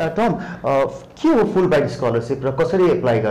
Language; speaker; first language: Nepali; native; Nepali